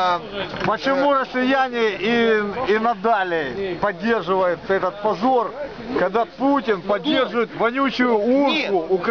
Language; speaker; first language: Russian; non-native, local second language; Ukrainian